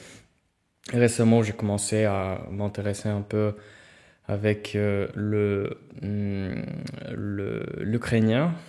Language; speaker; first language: French; non-native, fluent; Russian